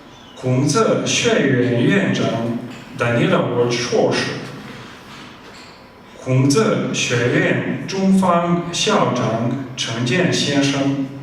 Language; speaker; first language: Chinese; non-native, fluent; Slovenian